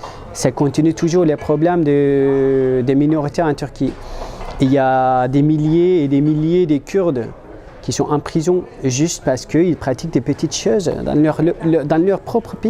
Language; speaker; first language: French; non-native, fluent; Turkish